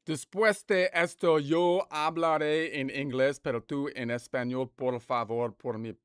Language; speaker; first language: Spanish; non-native, learner; English